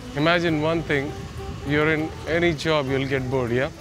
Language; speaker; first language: English; native; English